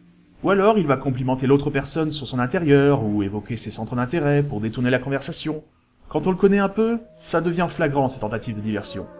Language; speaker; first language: French; native; French